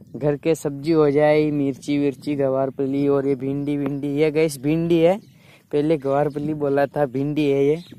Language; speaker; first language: Hindi; native; Hindi